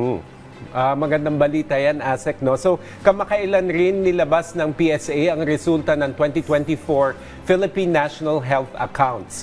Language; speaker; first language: Filipino; native; Filipino